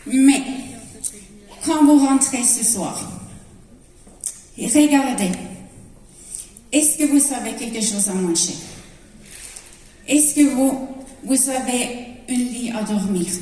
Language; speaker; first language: French; non-native, learner; Norwegian